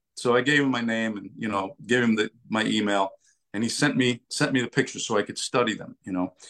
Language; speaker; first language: English; early bilingual, other home language; Italian